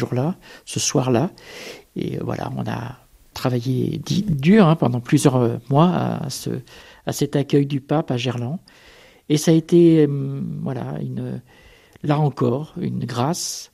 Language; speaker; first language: French; native; French